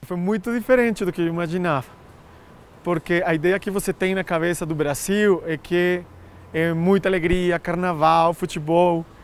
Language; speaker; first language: Portuguese; non-native, fluent; Spanish